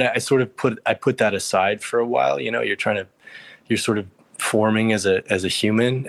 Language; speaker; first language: English; native; English